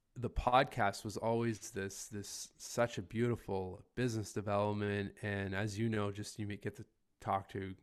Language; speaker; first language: English; native; English